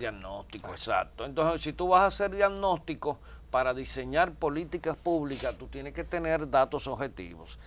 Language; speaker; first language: Spanish; native; Spanish